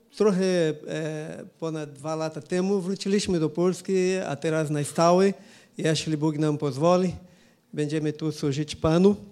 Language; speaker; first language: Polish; non-native, learner; Portuguese